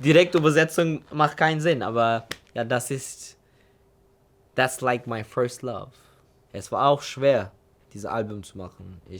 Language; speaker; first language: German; non-native, learner; Turkish